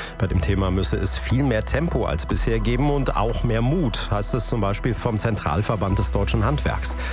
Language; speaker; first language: German; native; German